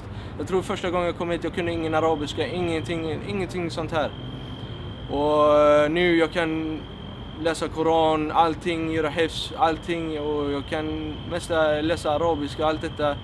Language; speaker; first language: Swedish; early bilingual, other home language; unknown